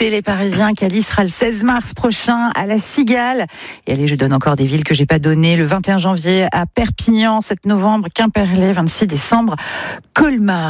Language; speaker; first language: French; native; French